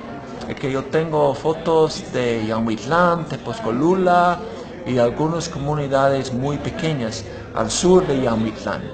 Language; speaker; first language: Spanish; non-native, fluent; English